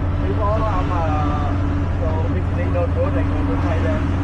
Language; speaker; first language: English; non-native, learner; Khmer